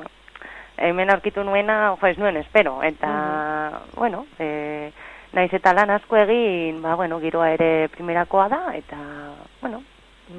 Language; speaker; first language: Basque; non-native, local second language; Spanish